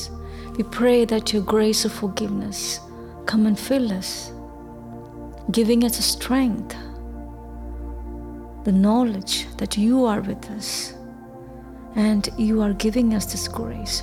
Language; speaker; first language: English; non-native, local second language; Malayalam